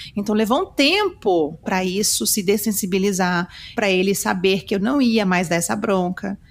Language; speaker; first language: Portuguese; early bilingual, heritage; Portuguese